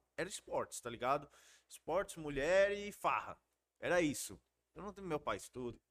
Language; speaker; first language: Portuguese; early bilingual, heritage; Portuguese